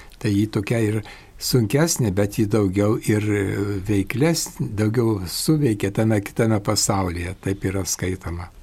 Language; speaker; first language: Lithuanian; native; Lithuanian